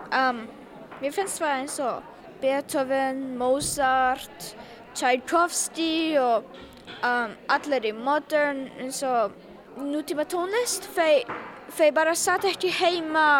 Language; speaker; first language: Icelandic; non-native, learner; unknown